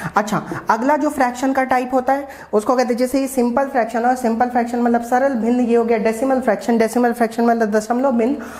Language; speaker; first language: Hindi; native; Hindi